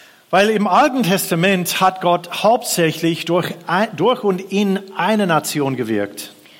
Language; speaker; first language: German; non-native, fluent; English